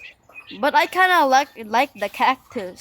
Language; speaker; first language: English; non-native, local second language; Filipino